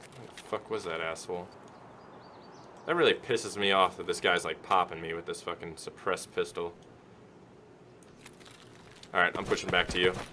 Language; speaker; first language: English; native; English